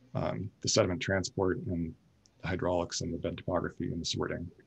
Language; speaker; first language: English; native; English